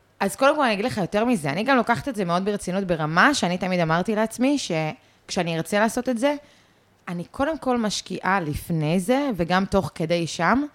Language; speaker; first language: Hebrew; early bilingual, other home language; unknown